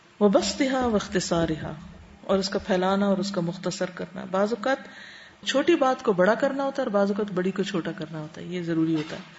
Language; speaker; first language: Urdu; native; Urdu